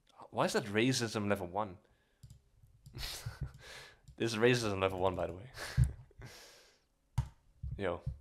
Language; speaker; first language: English; non-native, fluent; Dutch